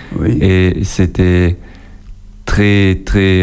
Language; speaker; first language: French; non-native, learner; German